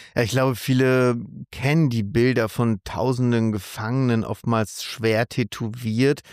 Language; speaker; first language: German; native; German